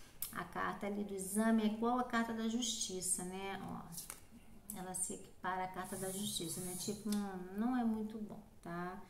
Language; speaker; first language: Portuguese; native; Portuguese